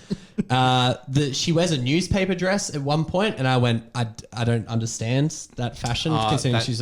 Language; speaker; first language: English; native; English